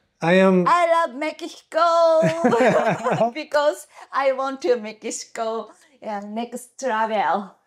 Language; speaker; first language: English; non-native, learner; Japanese